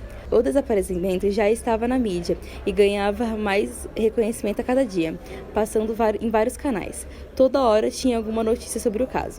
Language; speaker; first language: Portuguese; native; Portuguese